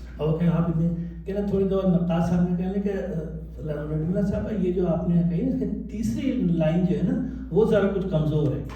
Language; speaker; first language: Urdu; native; Urdu